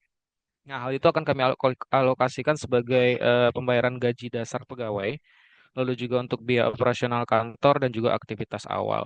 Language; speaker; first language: Indonesian; native; Indonesian